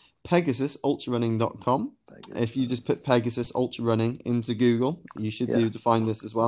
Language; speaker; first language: English; native; English